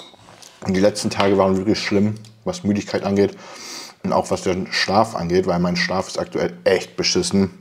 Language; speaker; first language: German; native; German